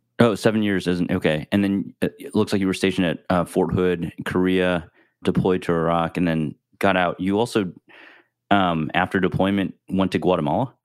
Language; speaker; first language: English; native; English